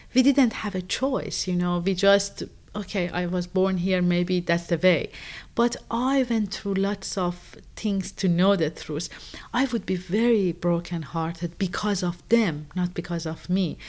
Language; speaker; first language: English; non-native, fluent; Persian